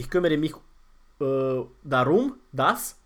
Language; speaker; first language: German; non-native, fluent; Romanian